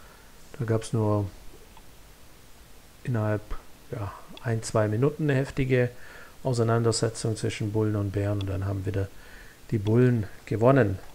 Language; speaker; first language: German; native; German